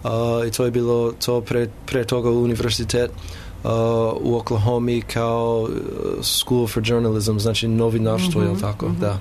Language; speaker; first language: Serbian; non-native, learner; English